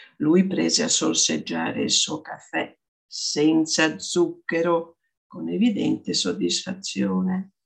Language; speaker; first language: Italian; native; Italian